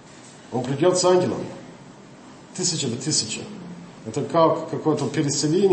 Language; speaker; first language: Russian; non-native, fluent; English